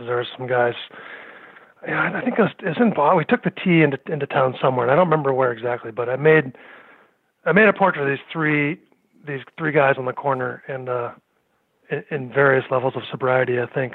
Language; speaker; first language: English; native; English